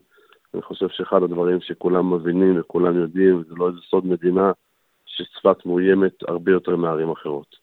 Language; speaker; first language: Hebrew; native; Hebrew